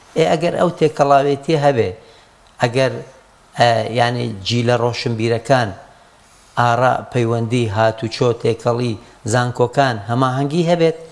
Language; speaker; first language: Central Kurdish; non-native, local second language; Gurani